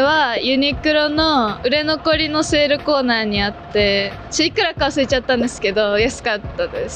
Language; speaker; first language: Japanese; native; Japanese